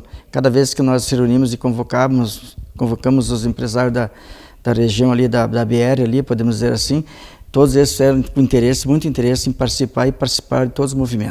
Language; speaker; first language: Portuguese; native; Portuguese